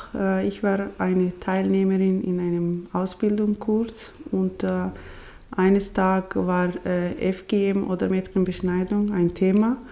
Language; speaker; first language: German; non-native, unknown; Somali